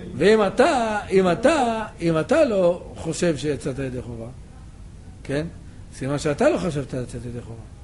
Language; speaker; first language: Hebrew; native; Hebrew